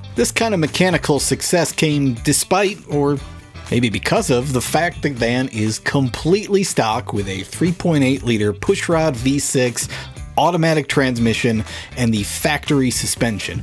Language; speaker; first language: English; native; English